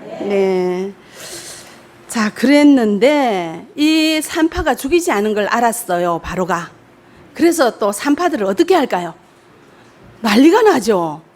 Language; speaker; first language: Korean; native; Korean